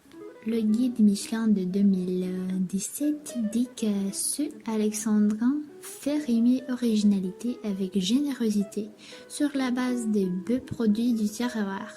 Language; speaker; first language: French; non-native, learner; Romanian